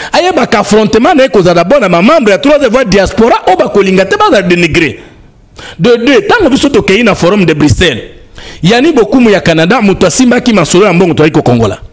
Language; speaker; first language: Lingala; non-native, local second language; Kongo